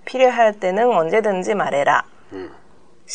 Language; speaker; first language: Korean; non-native, learner; Japanese